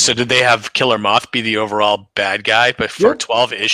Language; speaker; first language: English; native; English